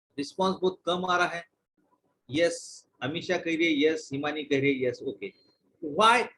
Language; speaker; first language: Hindi; non-native, local second language; Marathi